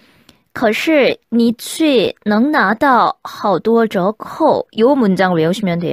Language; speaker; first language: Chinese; non-native, fluent; Korean